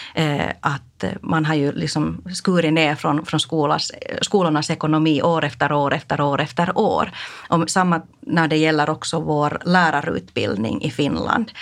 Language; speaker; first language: Swedish; non-native, local second language; Finnish